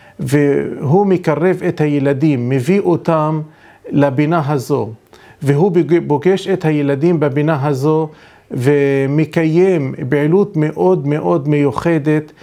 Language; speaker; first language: Hebrew; non-native, local second language; Arabic